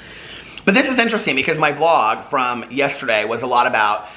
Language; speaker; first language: English; native; English